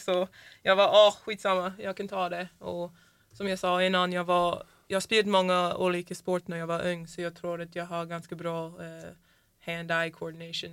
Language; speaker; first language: Swedish; non-native, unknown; English